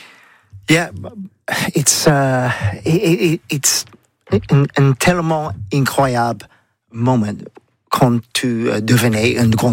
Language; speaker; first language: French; non-native, learner; English